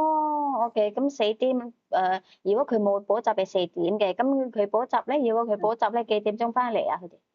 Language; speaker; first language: Cantonese; native; Cantonese